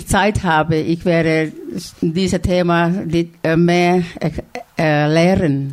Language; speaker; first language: German; non-native, fluent; Thai